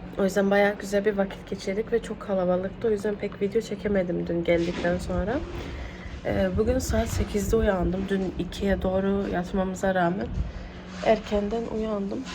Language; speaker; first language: Turkish; early bilingual, heritage; Turkish